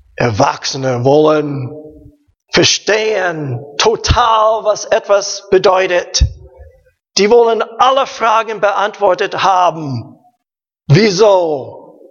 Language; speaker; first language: German; non-native, learner; English